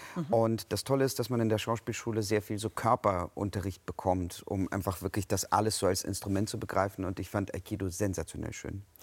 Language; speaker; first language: German; early bilingual, other home language; Russian